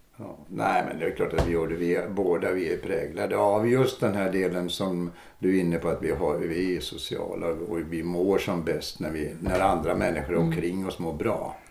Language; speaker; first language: Swedish; native; Swedish